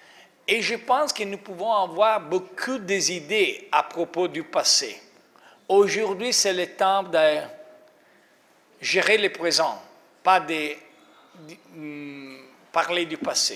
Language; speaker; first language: French; non-native, fluent; Italian